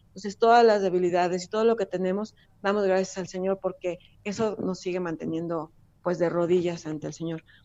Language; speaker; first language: Spanish; native; Spanish